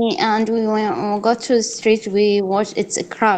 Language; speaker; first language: English; non-native, learner; Arabic